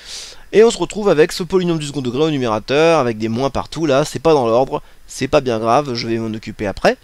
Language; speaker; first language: French; native; French